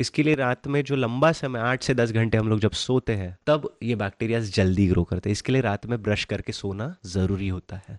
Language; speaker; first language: Hindi; native; Hindi